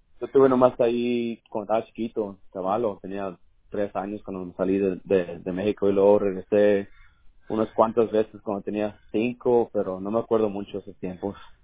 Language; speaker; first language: Spanish; early bilingual, heritage; Spanish